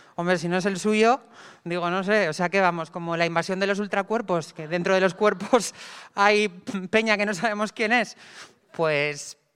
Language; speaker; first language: Spanish; native; Spanish